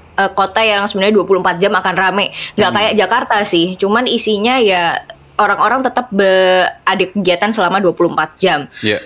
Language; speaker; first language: Indonesian; native; Indonesian